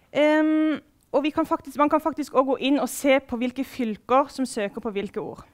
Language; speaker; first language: Norwegian; native; Norwegian